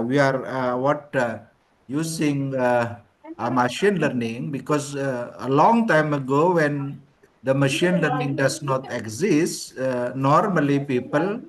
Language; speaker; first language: English; non-native, learner; Indonesian